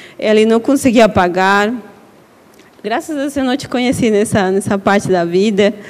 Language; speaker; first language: Portuguese; non-native, fluent; Spanish